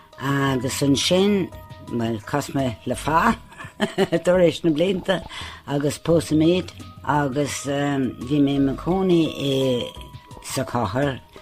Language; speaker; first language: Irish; non-native, local second language; English